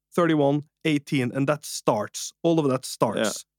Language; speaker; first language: English; non-native, fluent; Norwegian